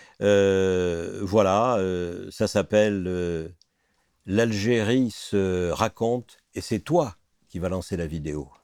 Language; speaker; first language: French; native; French